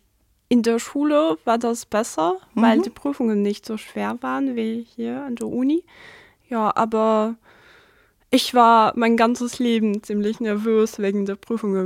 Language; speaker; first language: German; non-native, fluent; Russian